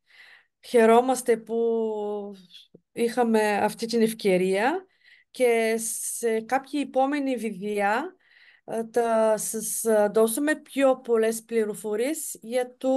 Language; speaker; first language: Greek; non-native, fluent; Bulgarian